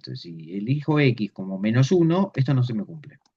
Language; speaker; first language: Spanish; native; Spanish